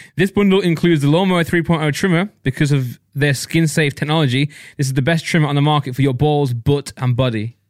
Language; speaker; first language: English; native; English